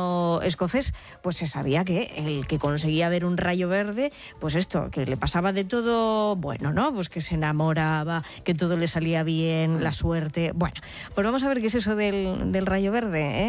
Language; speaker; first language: Spanish; native; Spanish